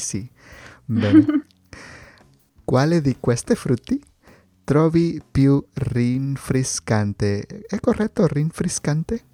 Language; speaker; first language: Italian; non-native, learner; Spanish